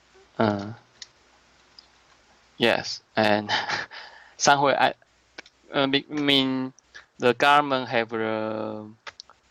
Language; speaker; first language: English; non-native, learner; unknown